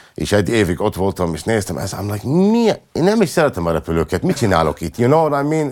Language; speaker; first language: Hungarian; non-native, learner; English